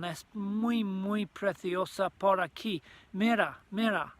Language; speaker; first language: Spanish; non-native, learner; English